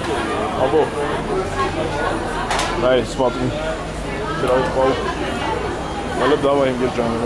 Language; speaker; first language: Russian; non-native, learner; Armenian